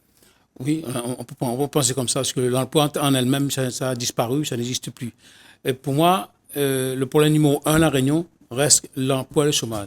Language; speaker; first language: French; non-native, local second language; Réunion Creole French